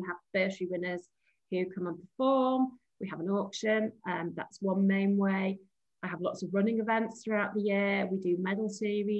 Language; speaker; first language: English; native; English